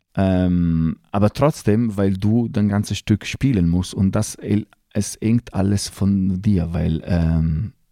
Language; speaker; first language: German; non-native, fluent; Italian